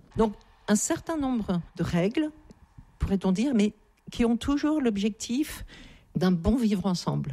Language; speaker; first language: French; native; French